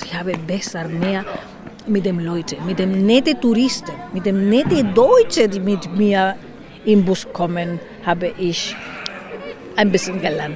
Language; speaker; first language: German; non-native, learner; Spanish